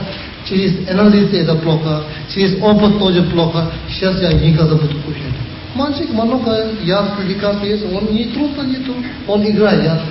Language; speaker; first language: Russian; non-native, learner; Tibetan